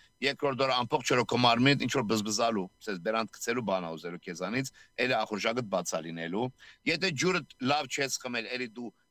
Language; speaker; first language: Armenian; native; Armenian